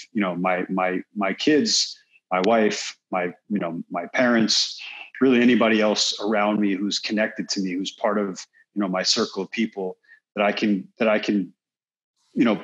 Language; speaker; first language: English; native; English